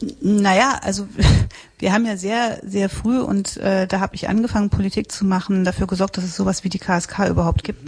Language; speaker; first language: German; native; German